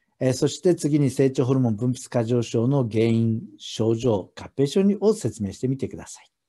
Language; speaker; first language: Japanese; native; Japanese